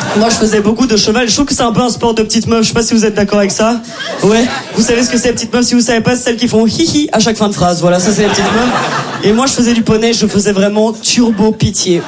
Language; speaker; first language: French; native; French